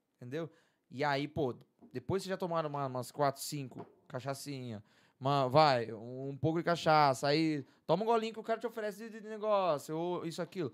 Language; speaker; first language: Portuguese; native; Portuguese